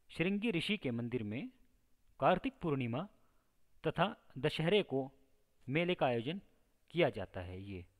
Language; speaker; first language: Hindi; native; Hindi